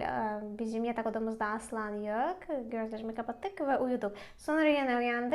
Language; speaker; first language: Turkish; non-native, fluent; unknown